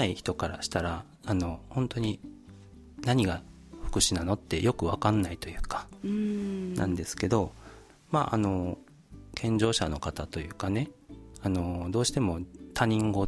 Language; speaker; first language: Japanese; native; Japanese